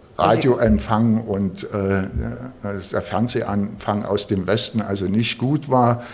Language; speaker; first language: German; native; German